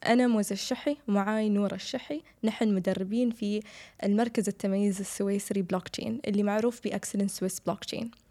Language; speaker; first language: Arabic; native; Arabic